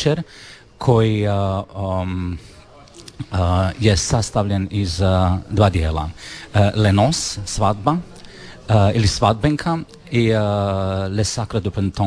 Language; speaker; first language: Croatian; non-native, fluent; Romanian